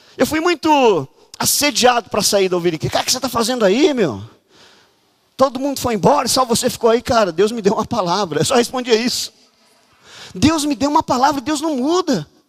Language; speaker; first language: Portuguese; native; Portuguese